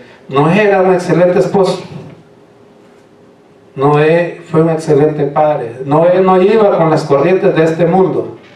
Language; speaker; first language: Spanish; native; Spanish